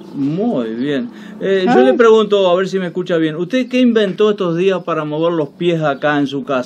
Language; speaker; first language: Spanish; native; Spanish